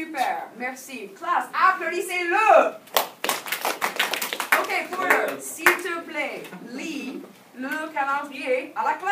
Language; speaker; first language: French; non-native, fluent; English